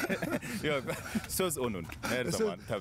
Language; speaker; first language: Turkish; non-native, fluent; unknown